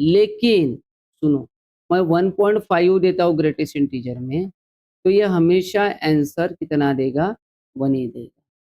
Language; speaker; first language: Hindi; non-native, local second language; Marathi